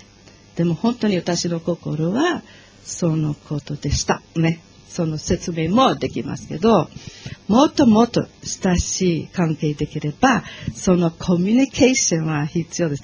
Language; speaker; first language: Japanese; non-native, learner; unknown